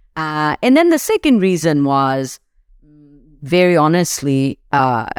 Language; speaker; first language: English; non-native, local second language; Urdu